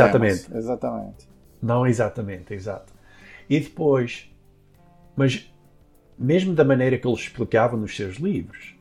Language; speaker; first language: Portuguese; early bilingual, heritage; Portuguese